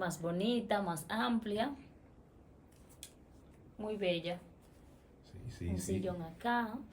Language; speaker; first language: Spanish; native; Spanish